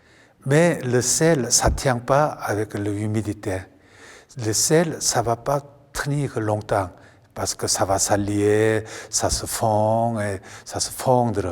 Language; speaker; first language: French; non-native, learner; Korean